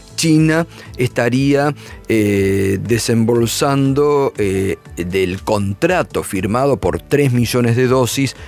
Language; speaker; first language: Spanish; native; Spanish